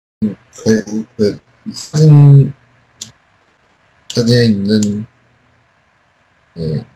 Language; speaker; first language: Korean; non-native, learner; Chinese